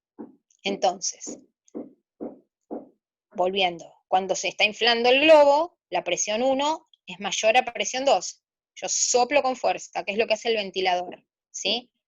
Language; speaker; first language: Spanish; native; Spanish